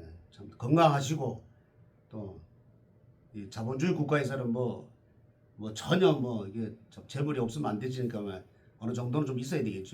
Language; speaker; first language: Korean; native; Korean